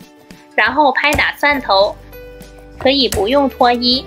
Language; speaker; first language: Chinese; native; Chinese